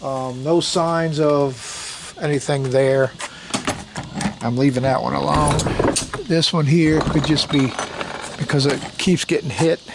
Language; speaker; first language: English; native; English